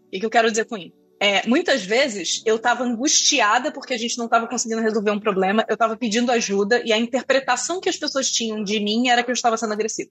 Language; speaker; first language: Portuguese; native; Portuguese